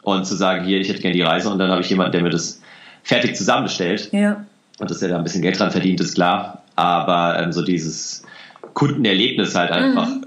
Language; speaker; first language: German; native; German